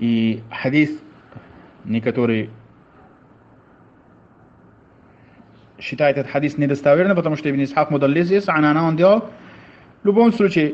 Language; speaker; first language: Russian; non-native, fluent; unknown